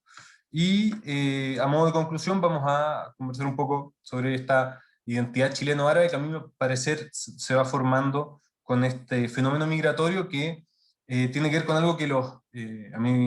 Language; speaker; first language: Spanish; native; Spanish